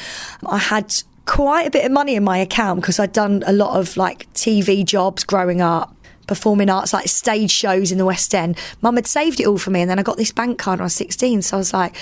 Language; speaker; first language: English; native; English